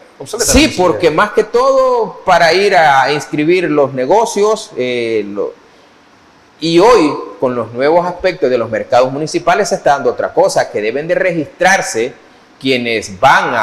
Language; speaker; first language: Spanish; native; Spanish